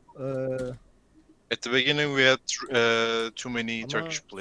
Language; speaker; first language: English; non-native, learner; Turkish